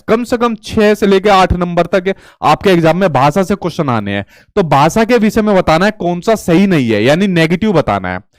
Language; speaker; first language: Hindi; native; Hindi